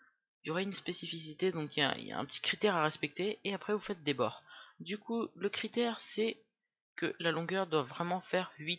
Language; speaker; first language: French; native; French